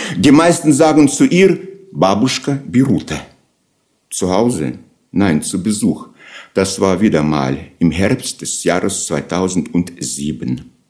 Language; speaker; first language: German; non-native, fluent; Russian